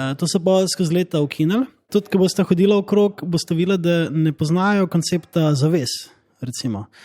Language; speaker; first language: Slovenian; native; Slovenian